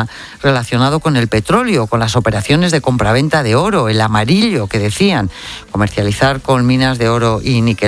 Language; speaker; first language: Spanish; native; Spanish